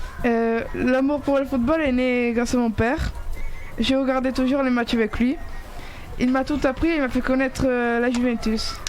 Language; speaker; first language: French; early bilingual, other home language; Italian